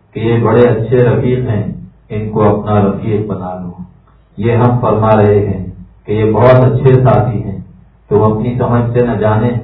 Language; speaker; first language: Urdu; native; Urdu